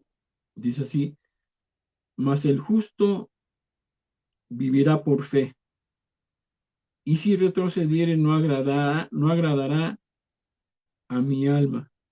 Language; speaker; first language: Spanish; native; Spanish